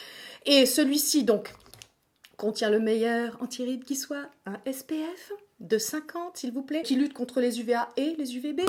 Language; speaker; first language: French; native; French